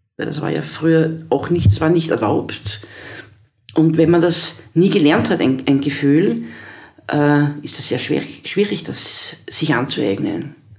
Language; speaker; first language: German; native; German